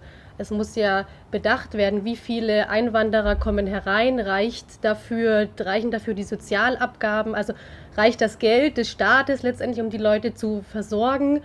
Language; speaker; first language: German; native; German